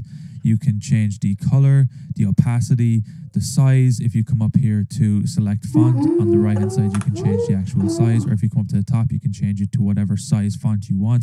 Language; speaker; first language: English; native; English